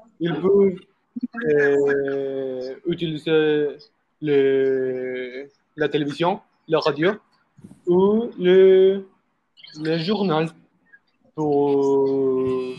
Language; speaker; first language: French; non-native, learner; Spanish